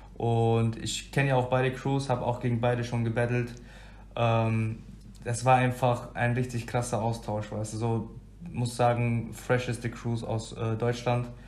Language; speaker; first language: German; early bilingual, other home language; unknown